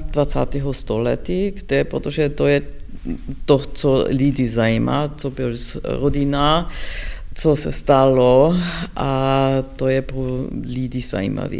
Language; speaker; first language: Czech; non-native, learner; German